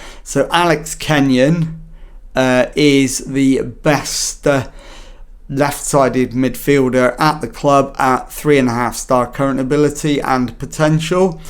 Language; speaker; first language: English; native; English